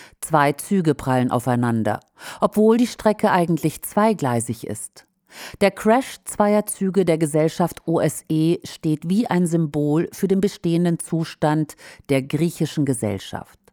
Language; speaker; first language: German; native; German